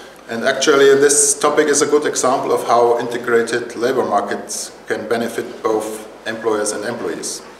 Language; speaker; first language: English; non-native, fluent; German